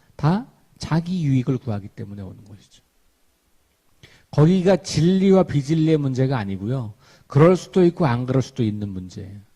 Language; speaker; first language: Korean; native; Korean